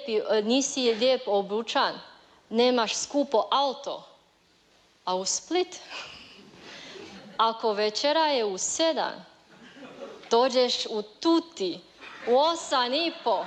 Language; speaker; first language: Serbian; non-native, learner; Chinese